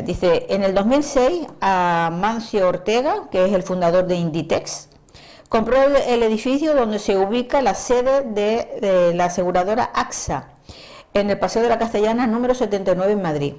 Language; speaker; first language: Spanish; native; Spanish